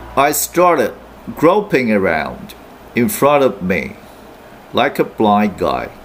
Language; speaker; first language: English; non-native, fluent; Chinese